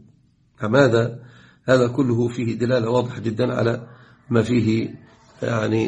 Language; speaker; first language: Arabic; native; Arabic